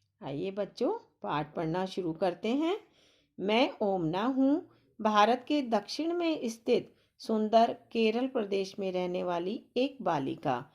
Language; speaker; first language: Hindi; native; Hindi